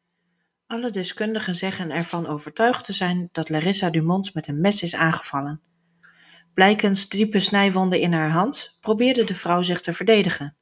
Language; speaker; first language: Dutch; native; Dutch